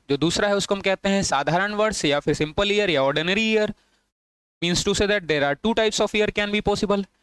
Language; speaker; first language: Hindi; native; Hindi